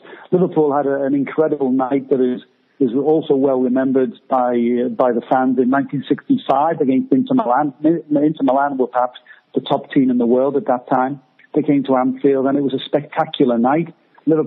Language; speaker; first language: English; native; English